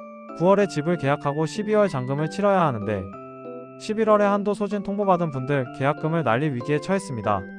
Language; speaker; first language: Korean; native; Korean